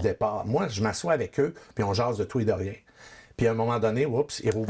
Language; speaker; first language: French; native; French